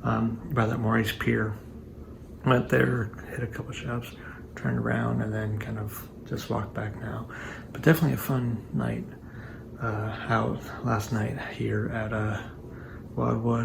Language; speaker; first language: English; native; English